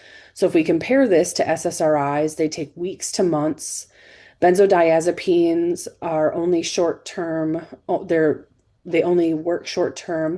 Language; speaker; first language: English; native; English